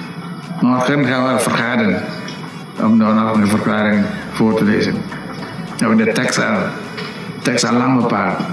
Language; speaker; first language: Dutch; non-native, local second language; Minangkabau